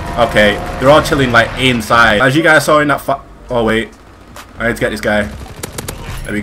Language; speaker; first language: English; native; English